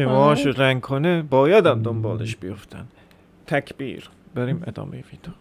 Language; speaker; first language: Persian; native; Persian